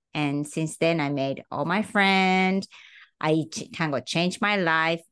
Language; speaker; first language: English; non-native, fluent; Japanese